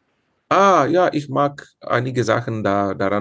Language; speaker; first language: German; non-native, fluent; Czech